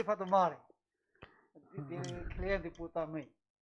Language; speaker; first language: Italian; non-native, learner; Chinese